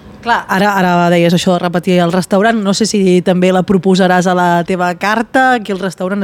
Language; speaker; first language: Catalan; native; Catalan